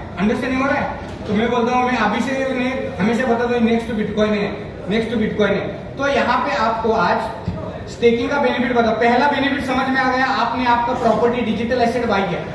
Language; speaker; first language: Hindi; non-native, local second language; Marathi